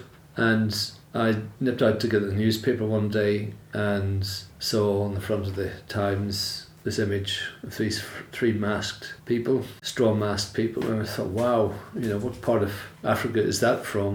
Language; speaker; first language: English; native; English